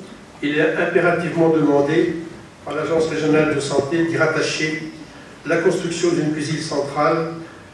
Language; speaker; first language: French; native; French